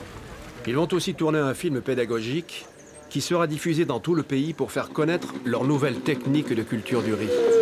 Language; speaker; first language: French; native; French